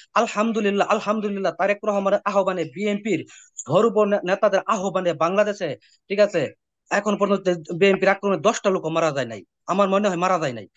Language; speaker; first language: Bangla; native; Bangla